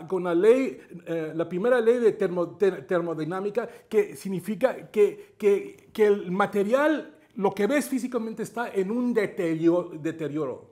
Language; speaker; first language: Spanish; native; Spanish